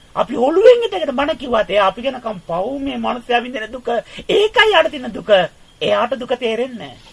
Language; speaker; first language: Sinhala; non-native, fluent; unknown